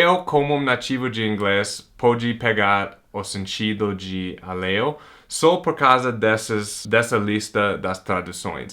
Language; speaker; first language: Portuguese; non-native, fluent; English